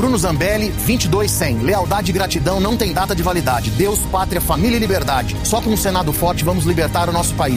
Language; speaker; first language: Portuguese; native; Portuguese